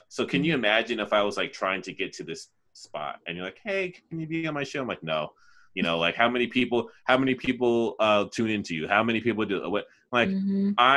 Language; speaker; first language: English; native; English